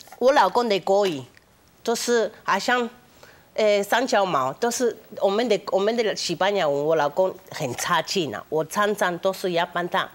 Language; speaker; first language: Chinese; non-native, fluent; Spanish